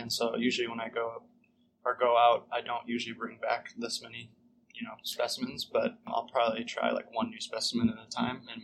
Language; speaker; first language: English; native; English